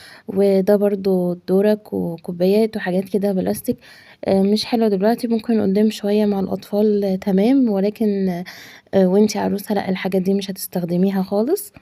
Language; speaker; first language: Arabic; native; Arabic